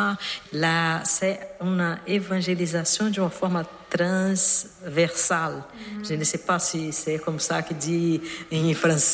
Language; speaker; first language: French; non-native, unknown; Portuguese